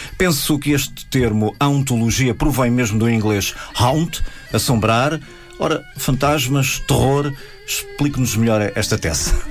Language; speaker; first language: Portuguese; native; Portuguese